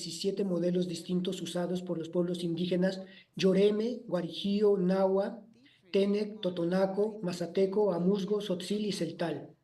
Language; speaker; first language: Spanish; native; Spanish